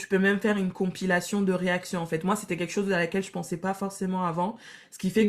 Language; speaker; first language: French; native; French